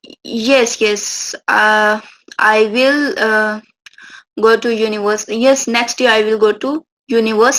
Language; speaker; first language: English; non-native, local second language; Urdu